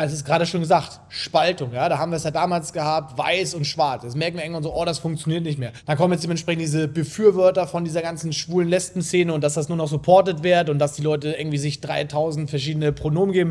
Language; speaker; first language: German; native; German